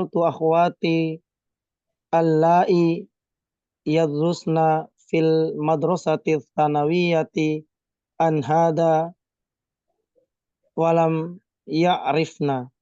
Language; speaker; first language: Arabic; non-native, learner; Indonesian